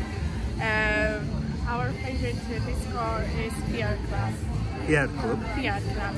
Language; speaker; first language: English; non-native, learner; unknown